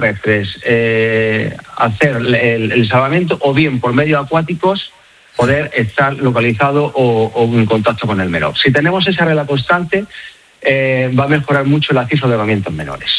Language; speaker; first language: Spanish; native; Spanish